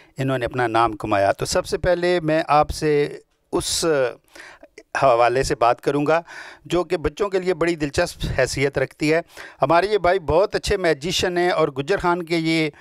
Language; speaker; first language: Urdu; non-native, local second language; Punjabi